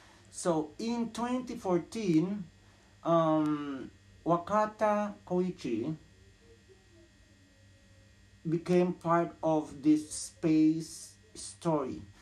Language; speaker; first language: English; non-native, local second language; Filipino